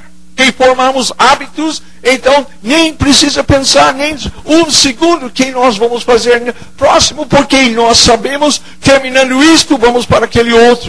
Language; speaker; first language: Portuguese; non-native, fluent; English